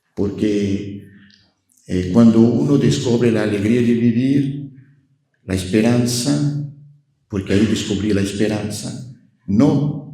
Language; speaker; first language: Spanish; non-native, fluent; Portuguese